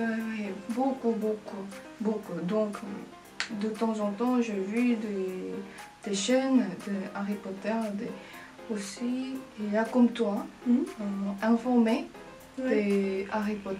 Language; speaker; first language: French; non-native, learner; Korean